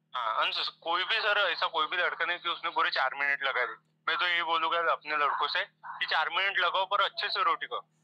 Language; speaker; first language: Hindi; non-native, local second language; Marathi